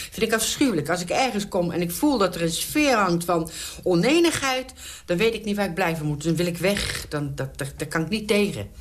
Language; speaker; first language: Dutch; native; Dutch